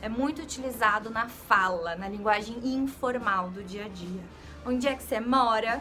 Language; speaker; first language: Portuguese; native; Portuguese